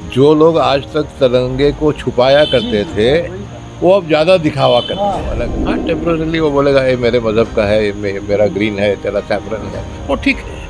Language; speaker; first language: Hindi; native; Hindi